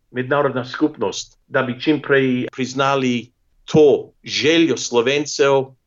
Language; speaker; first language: Slovenian; early bilingual, heritage; Slovenian